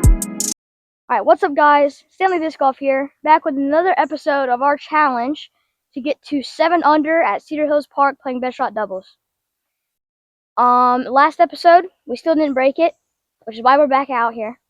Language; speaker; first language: English; native; English